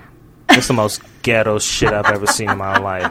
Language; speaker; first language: English; native; English